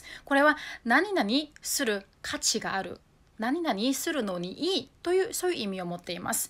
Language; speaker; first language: Japanese; non-native, fluent; Korean